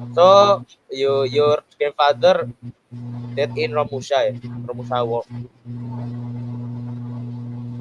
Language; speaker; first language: English; non-native, learner; Indonesian